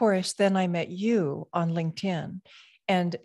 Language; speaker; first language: English; native; English